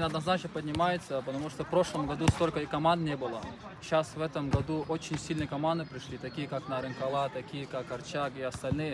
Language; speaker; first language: Russian; non-native, local second language; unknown